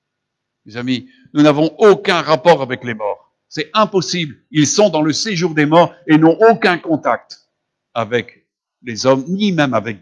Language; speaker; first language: French; native; French